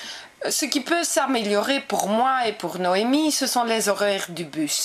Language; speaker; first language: French; non-native, local second language; Dutch